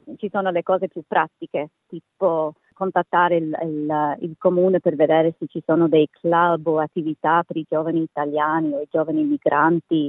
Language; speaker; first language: Italian; early bilingual, heritage; Italian